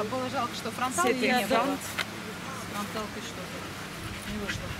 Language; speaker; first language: Russian; native; Russian